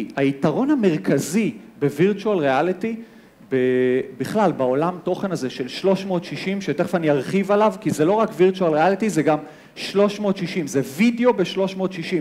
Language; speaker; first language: Hebrew; native; Hebrew